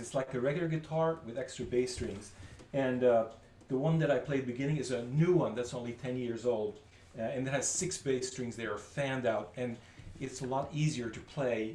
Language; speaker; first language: English; non-native, fluent; French